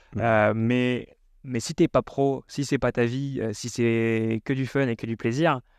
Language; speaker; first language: French; native; French